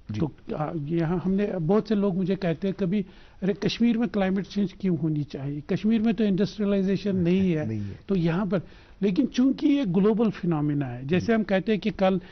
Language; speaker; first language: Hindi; non-native, local second language; Kashmiri